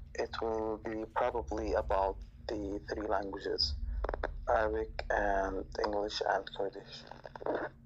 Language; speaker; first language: English; non-native, fluent; Arabic